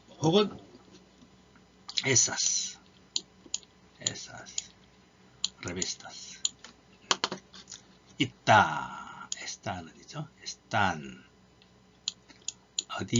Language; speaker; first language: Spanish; non-native, fluent; Korean